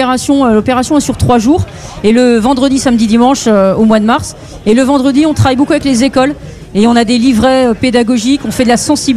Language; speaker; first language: French; native; French